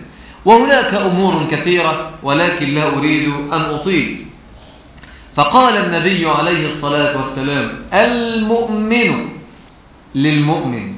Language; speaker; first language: Arabic; native; Arabic